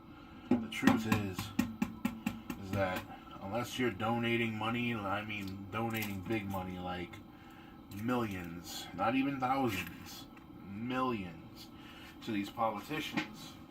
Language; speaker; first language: English; native; English